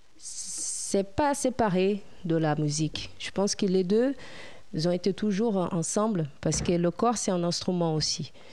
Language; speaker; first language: French; non-native, fluent; Portuguese